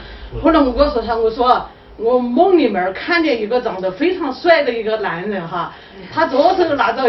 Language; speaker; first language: Chinese; native; Chinese